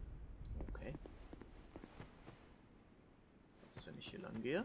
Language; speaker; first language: German; native; German